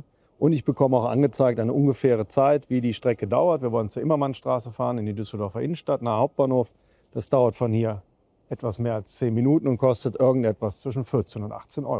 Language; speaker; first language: German; native; German